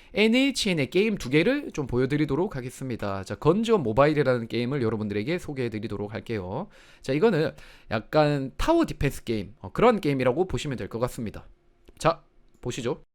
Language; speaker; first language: Korean; native; Korean